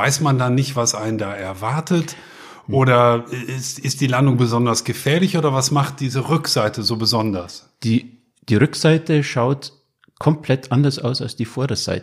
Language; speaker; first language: German; native; German